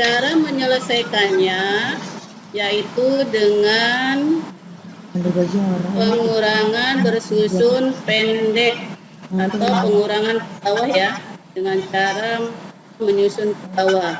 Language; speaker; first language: Indonesian; native; Indonesian